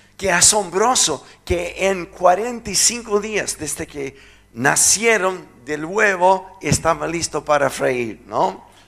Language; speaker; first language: Spanish; non-native, fluent; English